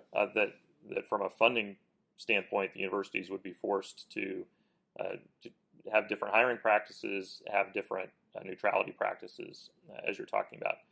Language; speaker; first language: English; native; English